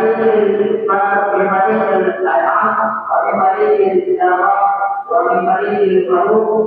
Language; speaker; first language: Arabic; non-native, learner; Malay